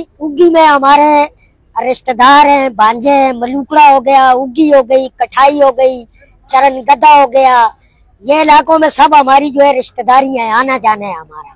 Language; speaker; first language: Urdu; non-native, local second language; Northern Hindko